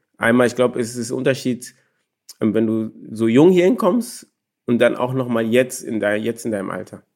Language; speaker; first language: German; early bilingual, other home language; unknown